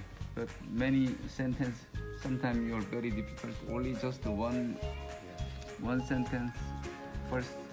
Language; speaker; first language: English; non-native, learner; Korean